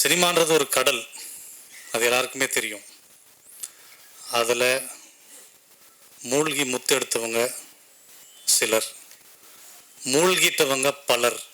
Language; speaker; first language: Tamil; native; Tamil